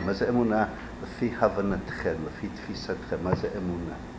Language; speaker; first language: Hebrew; non-native, fluent; English